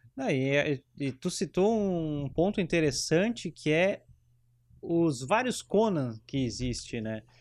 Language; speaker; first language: Portuguese; native; Portuguese